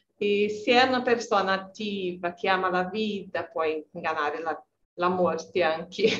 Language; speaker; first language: Italian; non-native, learner; Portuguese